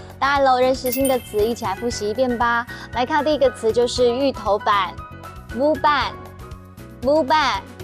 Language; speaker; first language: Chinese; native; Chinese